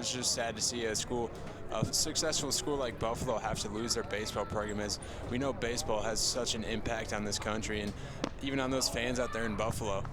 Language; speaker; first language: English; native; English